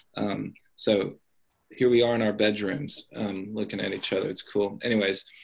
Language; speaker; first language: English; native; English